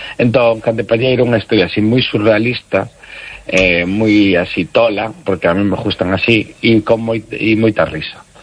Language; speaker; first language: Galician; non-native, local second language; Spanish